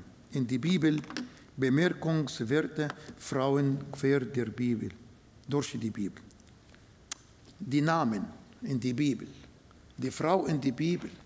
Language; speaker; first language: German; non-native, fluent; Arabic